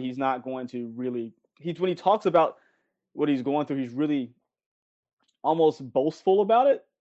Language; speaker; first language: English; native; English